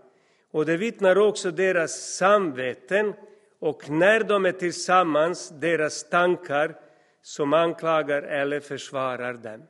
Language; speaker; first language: Swedish; non-native, fluent; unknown